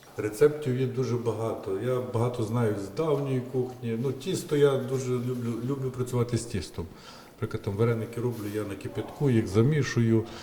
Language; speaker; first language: Ukrainian; native; Ukrainian